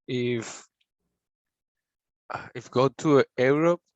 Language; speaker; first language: English; non-native, learner; Spanish